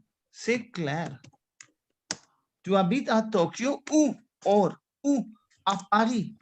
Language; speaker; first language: French; non-native, fluent; Hindi